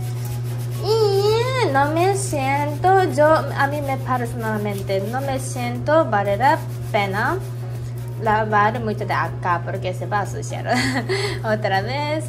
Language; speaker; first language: Spanish; non-native, learner; Japanese